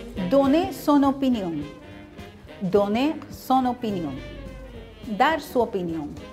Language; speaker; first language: Spanish; native; Spanish